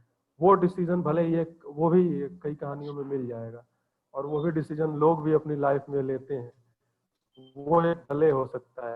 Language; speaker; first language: Hindi; native; Hindi